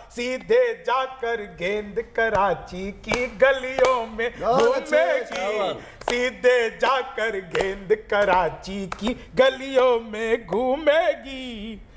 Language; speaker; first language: Hindi; native; Hindi